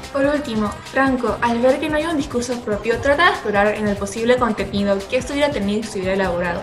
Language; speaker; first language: Spanish; native; Spanish